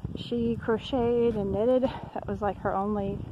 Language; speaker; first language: English; native; English